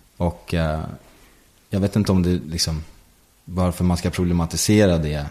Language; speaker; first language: Swedish; native; Swedish